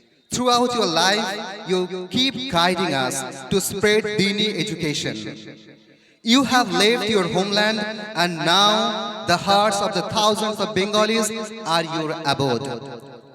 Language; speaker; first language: English; non-native, local second language; Bangla